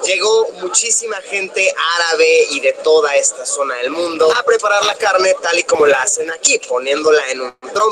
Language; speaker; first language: Spanish; native; Spanish